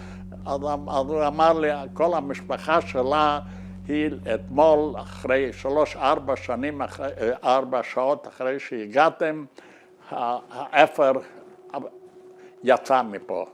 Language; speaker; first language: Hebrew; non-native, fluent; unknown